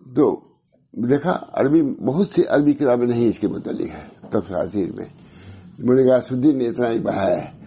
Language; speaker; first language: Urdu; native; Urdu